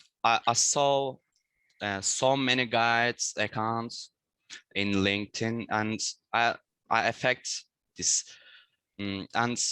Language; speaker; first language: English; non-native, learner; Turkish